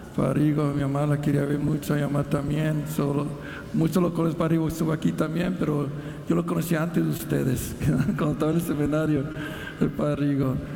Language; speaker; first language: Spanish; early bilingual, heritage; Spanish